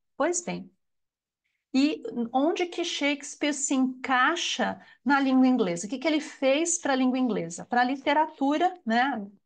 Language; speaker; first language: Portuguese; native; Portuguese